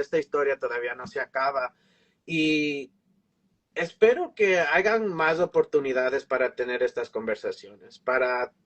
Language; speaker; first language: Spanish; early bilingual, heritage; Spanish